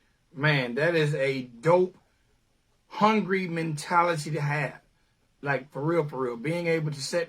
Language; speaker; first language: English; native; English